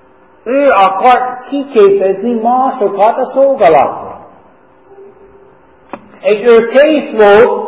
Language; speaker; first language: Hungarian; non-native, learner; English